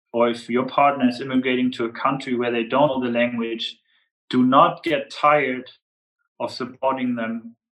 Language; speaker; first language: English; non-native, fluent; German